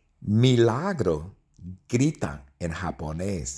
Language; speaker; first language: Spanish; non-native, fluent; English